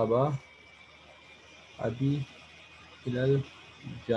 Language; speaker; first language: Arabic; non-native, learner; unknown